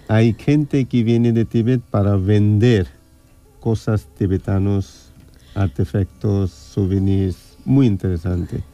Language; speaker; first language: Spanish; non-native, fluent; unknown